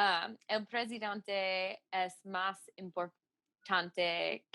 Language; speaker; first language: Spanish; non-native, learner; English